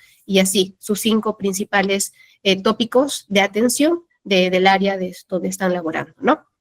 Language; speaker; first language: Spanish; native; Spanish